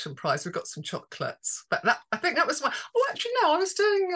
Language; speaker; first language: English; native; English